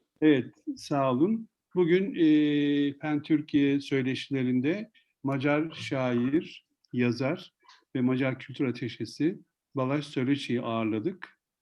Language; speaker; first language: Turkish; native; Turkish